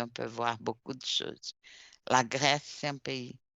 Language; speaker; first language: French; non-native, fluent; Portuguese